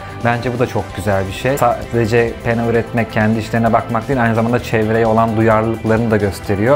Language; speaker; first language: Turkish; native; Turkish